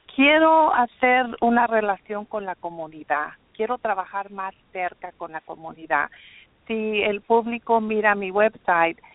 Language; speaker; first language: Spanish; early bilingual, heritage; Spanish